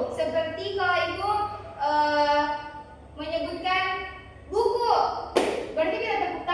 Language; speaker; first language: Indonesian; native; Indonesian